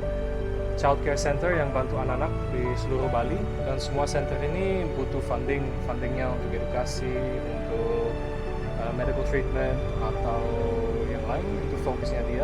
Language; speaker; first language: Indonesian; early bilingual, other home language; Dutch